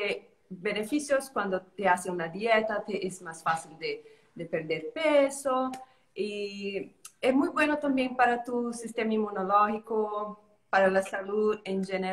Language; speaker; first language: Spanish; non-native, learner; Portuguese